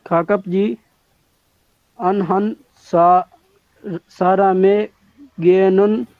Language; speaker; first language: Korean; non-native, learner; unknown